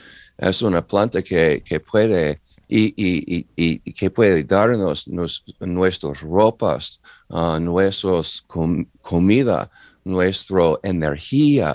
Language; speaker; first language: Spanish; non-native, learner; English